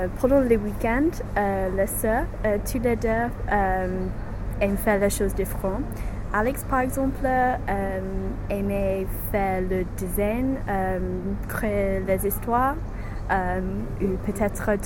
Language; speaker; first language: French; non-native, learner; English